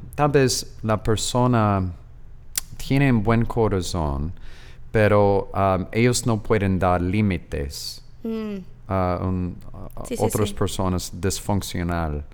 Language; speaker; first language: Spanish; non-native, fluent; English